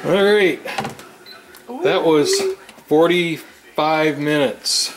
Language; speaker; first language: English; native; English